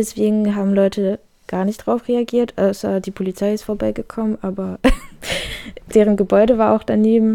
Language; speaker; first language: German; native; German